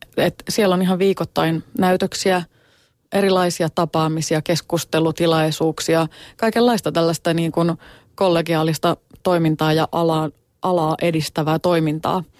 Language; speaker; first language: Finnish; native; Finnish